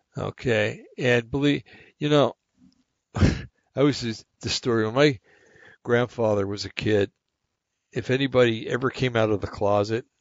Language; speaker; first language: English; native; English